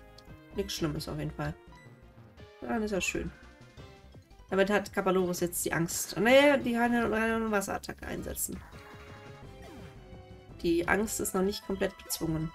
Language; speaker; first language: German; native; German